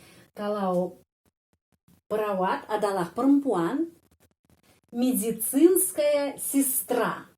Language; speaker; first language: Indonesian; non-native, fluent; Russian